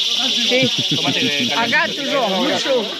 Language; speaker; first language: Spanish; non-native, learner; French